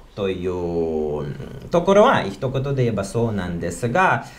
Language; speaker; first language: Japanese; non-native, fluent; Ukrainian